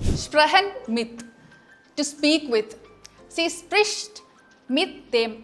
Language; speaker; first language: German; non-native, fluent; Malayalam